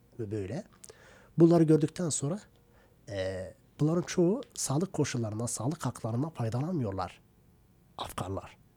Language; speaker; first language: Turkish; non-native, local second language; Kurdish